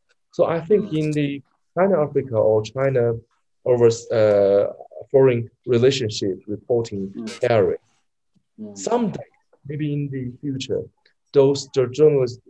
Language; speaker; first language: English; non-native, learner; Chinese